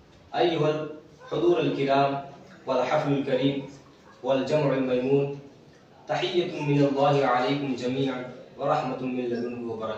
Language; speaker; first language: Arabic; non-native, fluent; Urdu